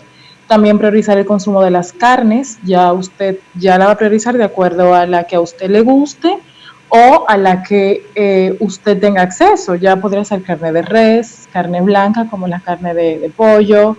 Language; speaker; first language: Spanish; native; Spanish